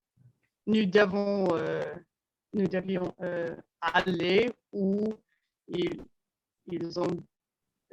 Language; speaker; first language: French; non-native, learner; English